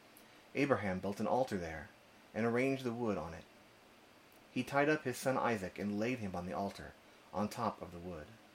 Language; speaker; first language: English; native; English